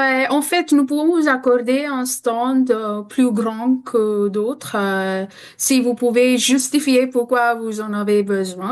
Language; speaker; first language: French; non-native, fluent; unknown